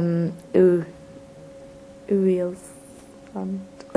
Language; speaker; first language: French; non-native, learner; English